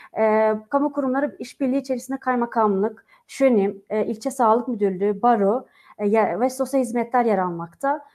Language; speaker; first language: Turkish; non-native, local second language; Kurdish